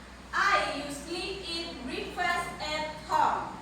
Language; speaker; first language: English; non-native, learner; Indonesian